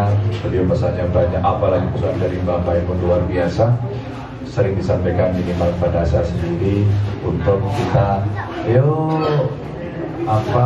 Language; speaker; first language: Indonesian; non-native, local second language; Javanese